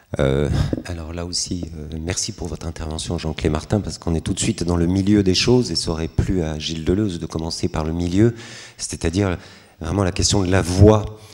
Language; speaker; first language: French; native; French